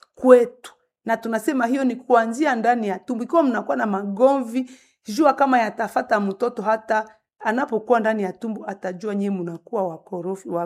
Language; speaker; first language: Swahili; native; Swahili